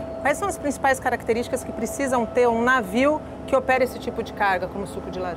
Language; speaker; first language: Portuguese; native; Portuguese